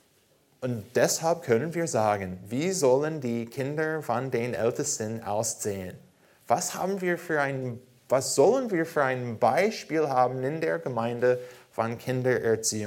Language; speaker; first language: German; non-native, fluent; English